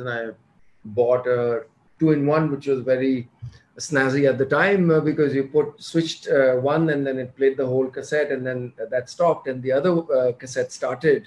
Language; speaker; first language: English; non-native, local second language; Hindi